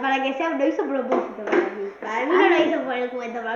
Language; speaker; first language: Spanish; native; Spanish